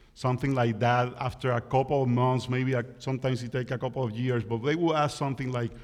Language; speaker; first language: English; non-native, fluent; Spanish